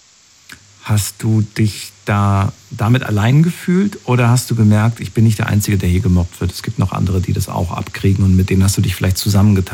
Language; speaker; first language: German; native; German